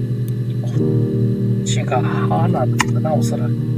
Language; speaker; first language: Japanese; native; Japanese